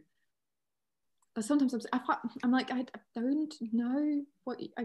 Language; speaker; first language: English; non-native, fluent; German